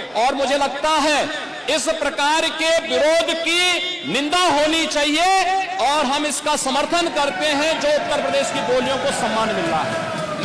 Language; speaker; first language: Hindi; native; Hindi